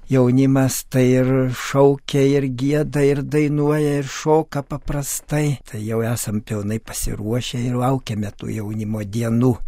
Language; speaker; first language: Lithuanian; native; Lithuanian